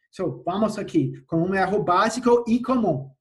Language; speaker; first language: Portuguese; non-native, fluent; English